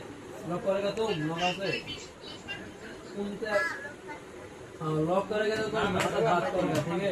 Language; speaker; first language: Hindi; non-native, local second language; Bangla